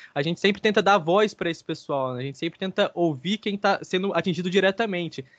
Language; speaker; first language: Portuguese; native; Portuguese